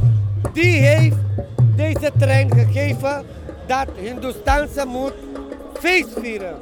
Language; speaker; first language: Dutch; non-native, local second language; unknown